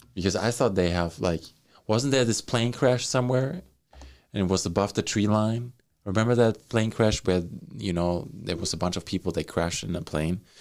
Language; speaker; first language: English; non-native, fluent; German